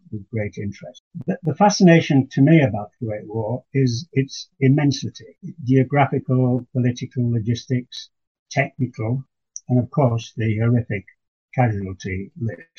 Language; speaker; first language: English; native; English